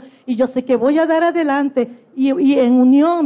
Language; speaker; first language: Portuguese; non-native, learner; Spanish